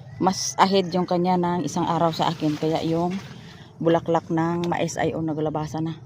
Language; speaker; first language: Filipino; non-native, local second language; Cebuano